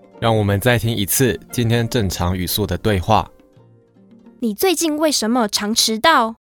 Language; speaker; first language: Chinese; non-native, fluent; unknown